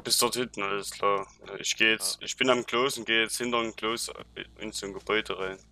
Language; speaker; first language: German; native; German